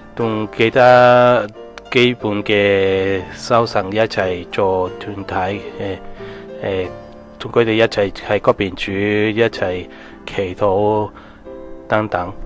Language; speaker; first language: Cantonese; non-native, learner; Spanish